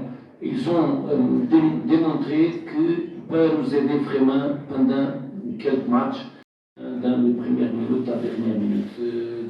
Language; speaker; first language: French; non-native, fluent; Portuguese